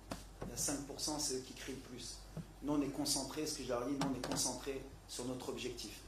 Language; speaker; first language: French; native; French